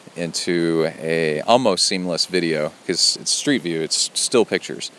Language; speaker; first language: English; native; English